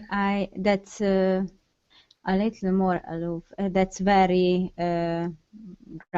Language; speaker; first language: English; non-native, learner; Hungarian